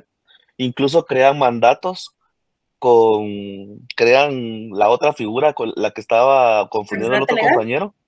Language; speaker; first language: Spanish; native; Spanish